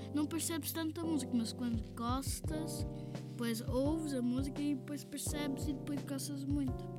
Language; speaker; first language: Portuguese; non-native, fluent; Bosnian